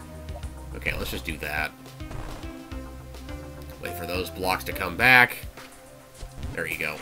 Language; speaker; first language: English; native; English